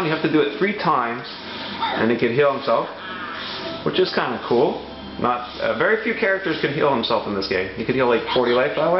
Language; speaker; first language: English; native; English